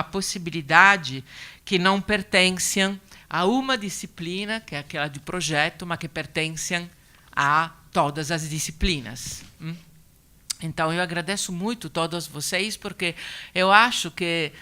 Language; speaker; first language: Portuguese; non-native, learner; Italian